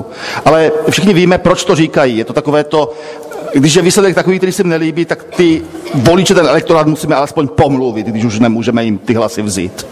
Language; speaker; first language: Czech; native; Czech